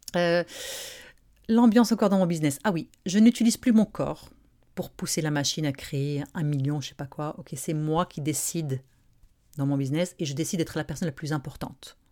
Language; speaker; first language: French; non-native, local second language; Arabic